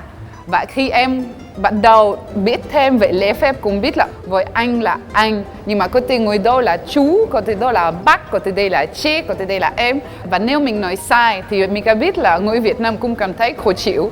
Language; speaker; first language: Vietnamese; non-native, fluent; French